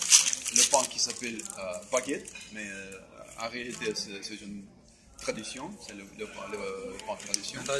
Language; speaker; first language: French; non-native, fluent; Russian